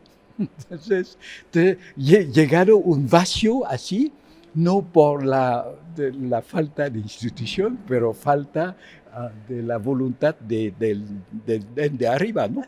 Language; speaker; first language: Spanish; non-native, fluent; Haitian Creole